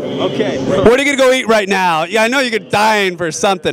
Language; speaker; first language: English; native; English